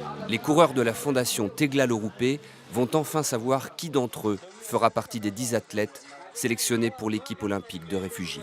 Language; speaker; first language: French; native; French